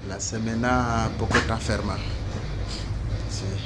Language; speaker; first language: Spanish; non-native, learner; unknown